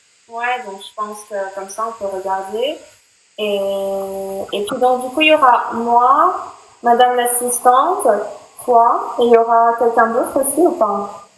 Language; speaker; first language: French; native; French